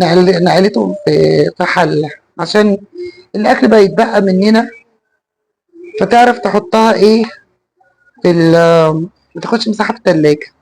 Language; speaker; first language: Arabic; native; Arabic